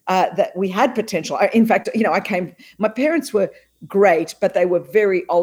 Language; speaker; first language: English; non-native, local second language; Greek